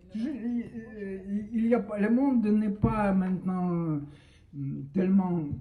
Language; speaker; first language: French; non-native, fluent; Russian